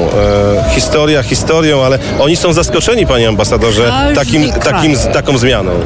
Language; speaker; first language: Polish; native; Polish